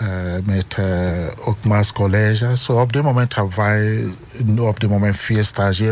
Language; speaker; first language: Dutch; non-native, learner; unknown